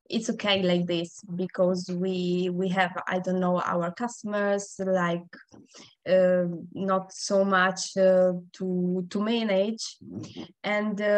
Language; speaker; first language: English; non-native, learner; Italian